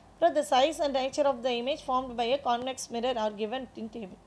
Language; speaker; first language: English; non-native, local second language; Tamil